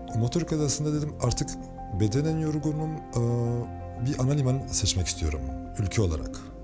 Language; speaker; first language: Turkish; early bilingual, heritage; Turkish